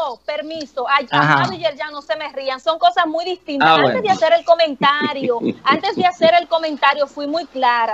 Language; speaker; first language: Spanish; native; Spanish